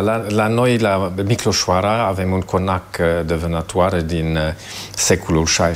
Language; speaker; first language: Romanian; non-native, fluent; German